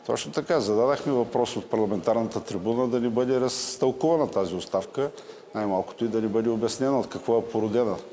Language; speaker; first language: Bulgarian; native; Bulgarian